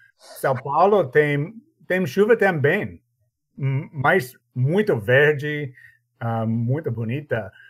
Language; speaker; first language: Portuguese; non-native, learner; English